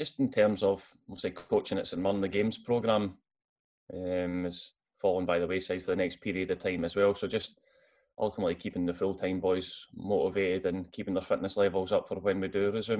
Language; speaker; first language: English; native; English